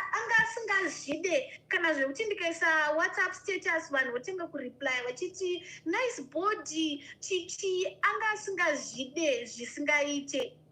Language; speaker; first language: Shona; non-native, local second language; North Ndebele